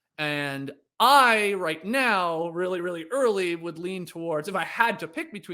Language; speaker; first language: English; native; English